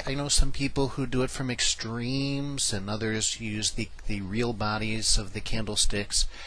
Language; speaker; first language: English; native; English